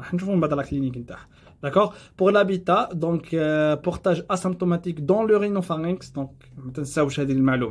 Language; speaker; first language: French; non-native, local second language; Arabic